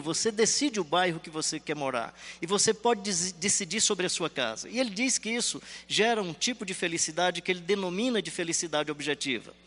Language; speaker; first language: Portuguese; native; Portuguese